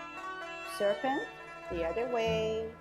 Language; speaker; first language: English; native; English